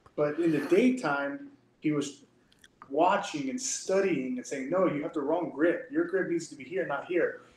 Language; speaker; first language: English; native; English